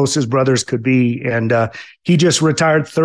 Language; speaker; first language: English; native; English